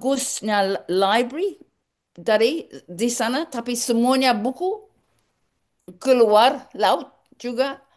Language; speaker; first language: Indonesian; non-native, learner; English